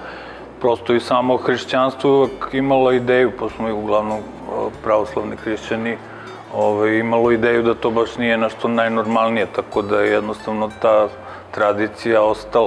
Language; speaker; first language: Serbian; native; Serbian